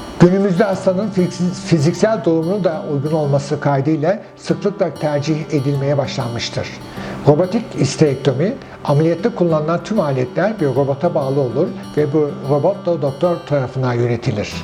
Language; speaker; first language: Turkish; native; Turkish